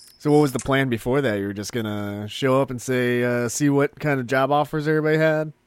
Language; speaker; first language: English; native; English